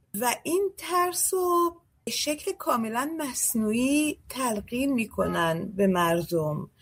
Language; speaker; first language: Persian; early bilingual, heritage; Persian